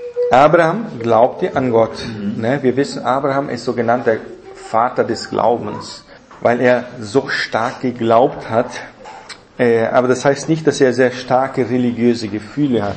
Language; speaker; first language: German; non-native, fluent; Portuguese